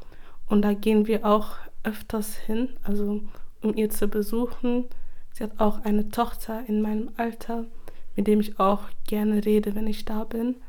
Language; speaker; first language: German; early bilingual, other home language; English